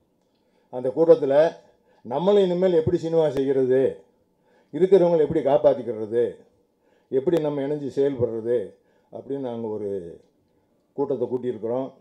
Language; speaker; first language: Tamil; native; Tamil